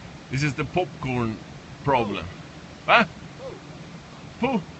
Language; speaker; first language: English; non-native, learner; Swedish